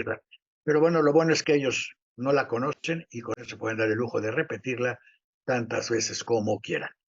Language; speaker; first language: Spanish; native; Spanish